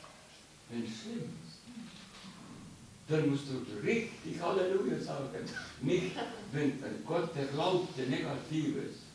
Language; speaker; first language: German; non-native, learner; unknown